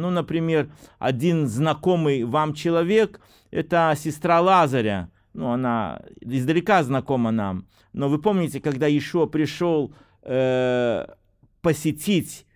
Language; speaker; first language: Russian; native; Russian